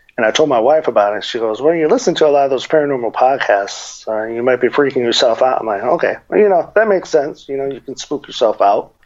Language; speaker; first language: English; native; English